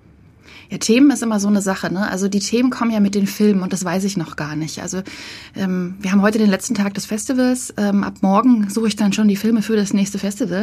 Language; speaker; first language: German; native; German